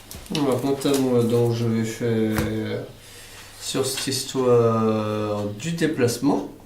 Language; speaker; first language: French; native; French